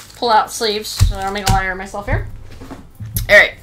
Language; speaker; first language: English; native; English